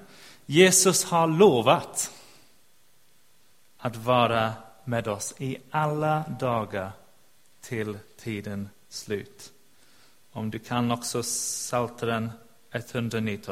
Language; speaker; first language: Swedish; non-native, fluent; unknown